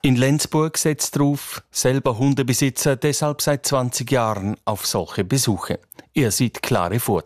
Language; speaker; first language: German; native; German